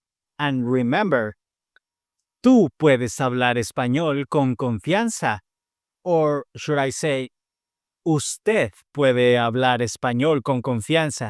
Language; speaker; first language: Spanish; non-native, fluent; English